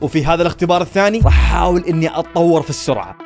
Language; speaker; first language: Arabic; native; Arabic